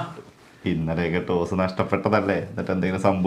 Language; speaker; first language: Malayalam; native; Malayalam